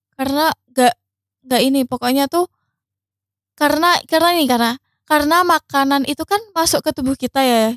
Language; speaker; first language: Indonesian; native; Indonesian